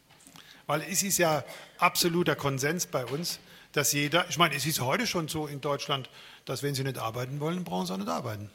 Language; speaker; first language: German; native; German